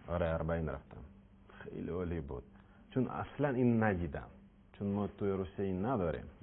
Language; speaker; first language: Persian; non-native, learner; Russian